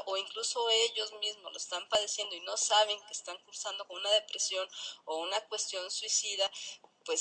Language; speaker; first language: Spanish; native; Spanish